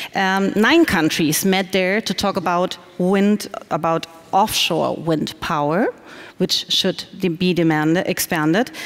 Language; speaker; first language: English; non-native, fluent; German